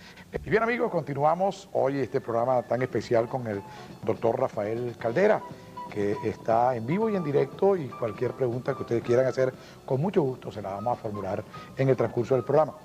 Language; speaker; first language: Spanish; native; Spanish